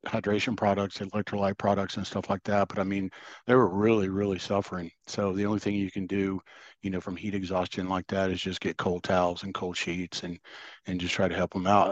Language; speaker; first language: English; native; English